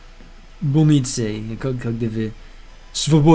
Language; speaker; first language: Russian; non-native, learner; English